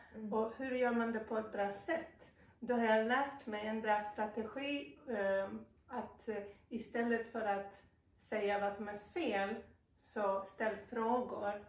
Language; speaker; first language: Swedish; non-native, fluent; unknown